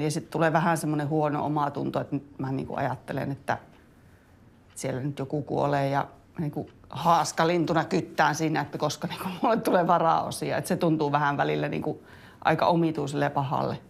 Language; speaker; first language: Finnish; native; Finnish